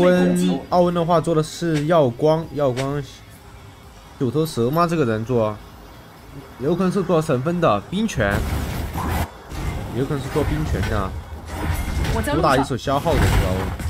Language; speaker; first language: Chinese; native; Chinese